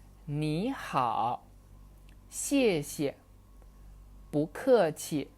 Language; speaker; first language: Chinese; non-native, fluent; Burmese